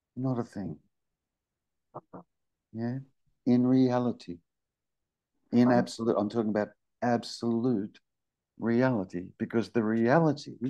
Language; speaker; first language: English; native; English